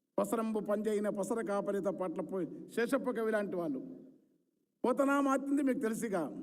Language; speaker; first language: Telugu; native; Telugu